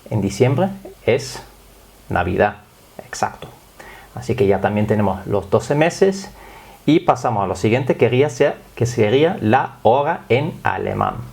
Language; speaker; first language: Spanish; non-native, fluent; German